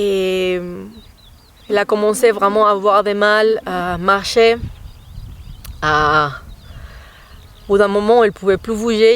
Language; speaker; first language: French; non-native, fluent; Spanish